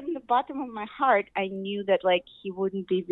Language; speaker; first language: English; non-native, fluent; Russian